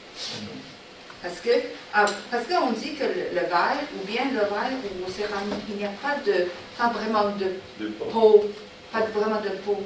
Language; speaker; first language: French; non-native, learner; Chinese